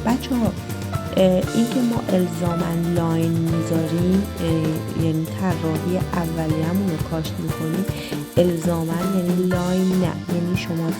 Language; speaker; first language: Persian; native; Persian